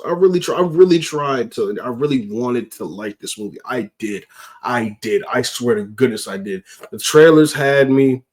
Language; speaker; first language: English; native; English